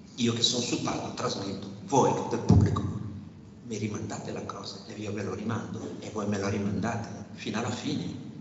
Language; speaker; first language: Italian; non-native, fluent; Wolof